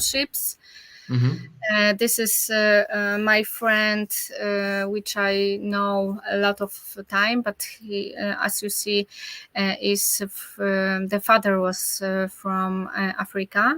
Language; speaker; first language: English; non-native, learner; Polish